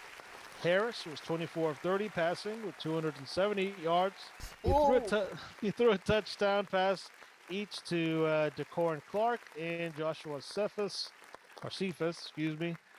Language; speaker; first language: English; native; English